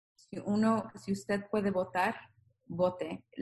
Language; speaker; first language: Spanish; native; Spanish